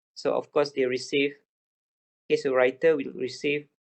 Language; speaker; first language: English; non-native, local second language; Malay